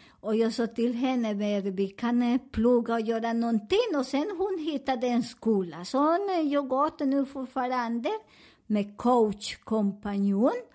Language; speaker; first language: Swedish; non-native, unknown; Spanish